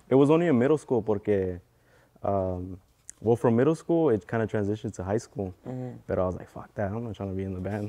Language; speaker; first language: English; native; English